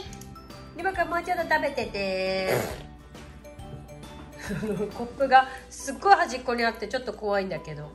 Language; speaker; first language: Japanese; native; Japanese